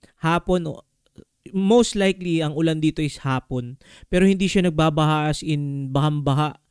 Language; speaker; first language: Filipino; native; Filipino